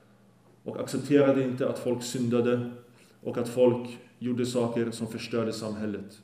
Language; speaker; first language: Swedish; early bilingual, other home language; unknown